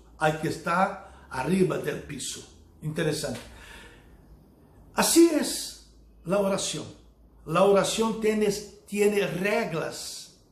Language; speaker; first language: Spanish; non-native, fluent; Portuguese